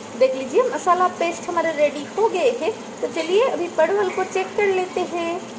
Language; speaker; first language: Hindi; non-native, local second language; Bangla